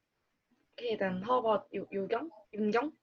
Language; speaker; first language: English; non-native, learner; Korean